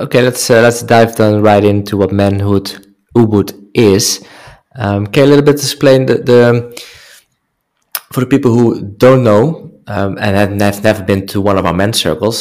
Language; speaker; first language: English; non-native, fluent; Dutch